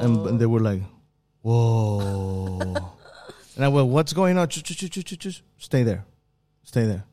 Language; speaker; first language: English; non-native, fluent; Spanish